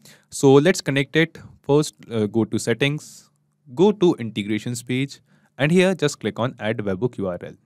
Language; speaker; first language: English; non-native, local second language; Hindi